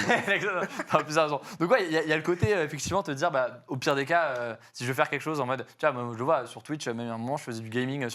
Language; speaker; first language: French; native; French